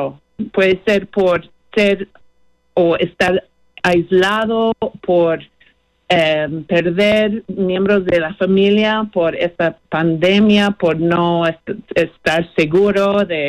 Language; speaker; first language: Spanish; non-native, fluent; English